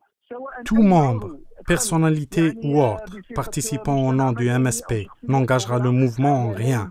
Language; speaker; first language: French; non-native, local second language; Arabic